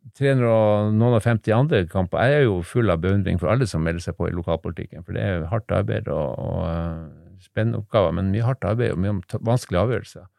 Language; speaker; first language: Norwegian; native; Norwegian